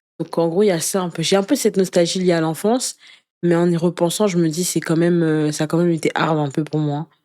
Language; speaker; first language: French; early bilingual, other home language; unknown